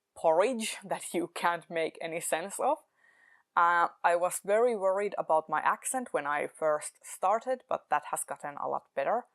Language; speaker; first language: English; non-native, fluent; Finnish